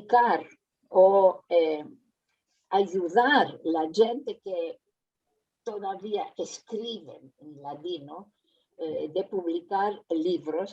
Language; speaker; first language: Spanish; early bilingual, heritage; Spanish